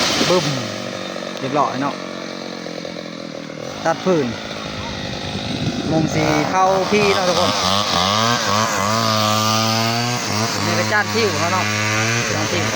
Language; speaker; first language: Thai; non-native, local second language; Lao